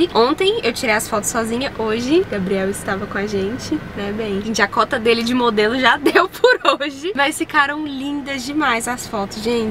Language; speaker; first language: Portuguese; native; Portuguese